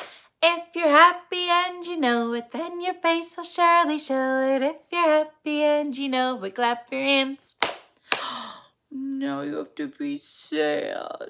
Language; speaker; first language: English; native; English